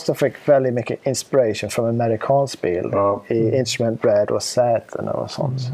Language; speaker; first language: Swedish; non-native, fluent; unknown